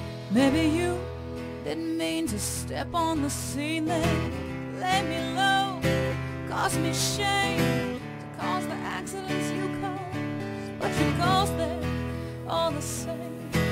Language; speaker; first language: English; native; English